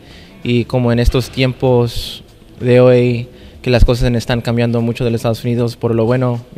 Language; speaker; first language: Spanish; non-native, fluent; English